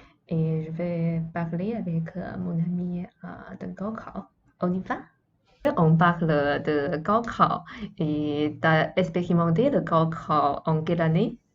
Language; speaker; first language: French; non-native, fluent; Chinese